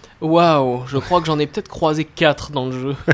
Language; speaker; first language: French; native; French